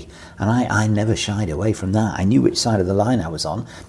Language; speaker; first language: English; native; English